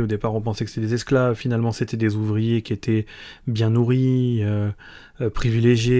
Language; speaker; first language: French; native; French